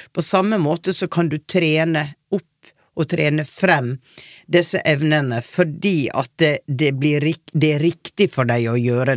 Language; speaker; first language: Norwegian; native; Norwegian